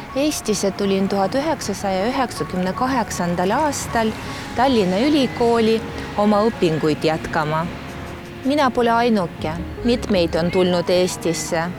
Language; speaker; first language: Estonian; non-native, fluent; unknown